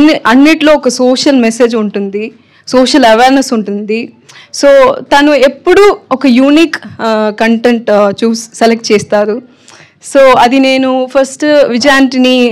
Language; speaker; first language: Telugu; non-native, learner; Tamil